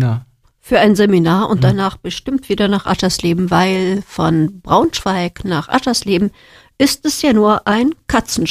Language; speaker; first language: German; native; German